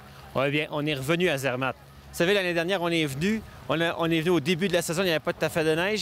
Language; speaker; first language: French; native; French